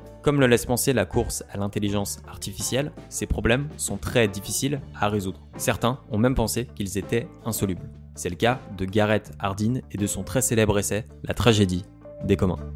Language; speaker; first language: French; native; French